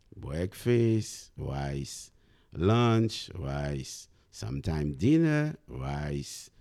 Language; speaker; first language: English; non-native, fluent; Haitian Creole